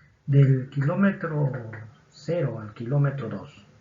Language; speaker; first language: Spanish; native; Spanish